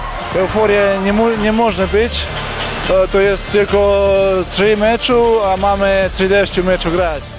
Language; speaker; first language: Polish; non-native, learner; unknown